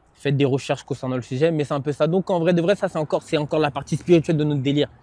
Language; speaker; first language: French; native; French